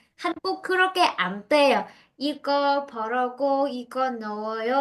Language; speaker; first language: Korean; non-native, learner; Vietnamese